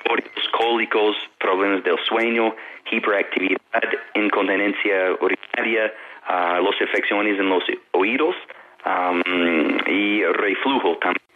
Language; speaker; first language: Spanish; non-native, fluent; English